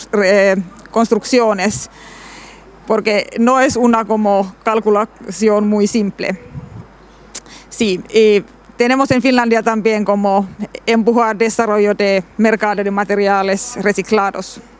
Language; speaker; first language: Spanish; non-native, learner; Finnish